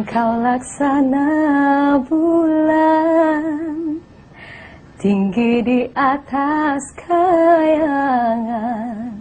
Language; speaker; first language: Malay; native; Malay